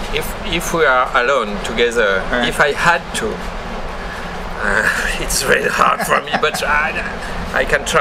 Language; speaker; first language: English; non-native, learner; French